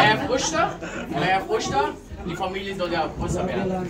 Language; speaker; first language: German; non-native, fluent; Vietnamese